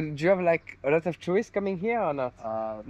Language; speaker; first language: English; non-native, fluent; French